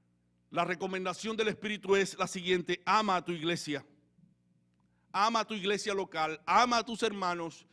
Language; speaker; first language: Spanish; native; Spanish